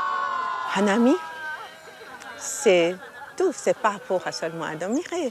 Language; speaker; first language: French; non-native, fluent; Japanese